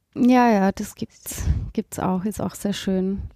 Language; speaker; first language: German; native; German